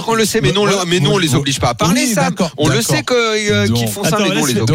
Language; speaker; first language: French; native; French